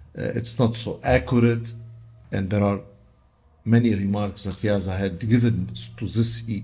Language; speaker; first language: English; non-native, local second language; Arabic